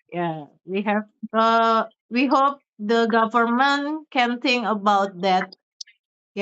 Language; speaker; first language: English; non-native, learner; Indonesian